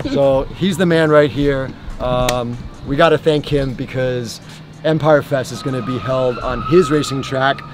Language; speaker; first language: English; early bilingual, other home language; Chinese